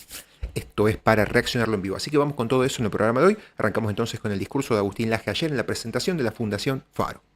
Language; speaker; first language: Spanish; native; Spanish